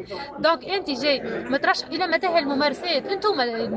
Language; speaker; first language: Arabic; native; Arabic